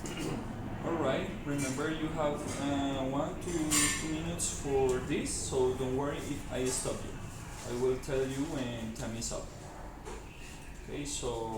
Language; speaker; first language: English; non-native, learner; Spanish